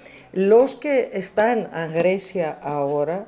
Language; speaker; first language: Spanish; non-native, learner; Greek